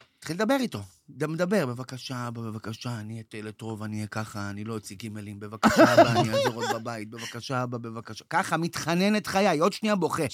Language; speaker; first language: Hebrew; native; Hebrew